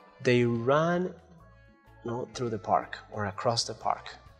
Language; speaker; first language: English; non-native, fluent; Spanish